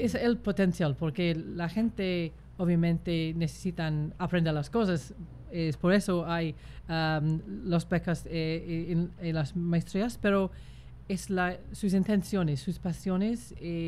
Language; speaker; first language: Spanish; non-native, fluent; English